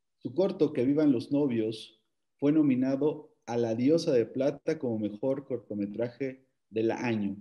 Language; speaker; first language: Spanish; native; Spanish